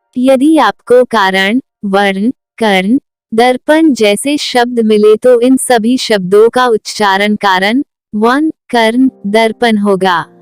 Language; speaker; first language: Hindi; non-native, local second language; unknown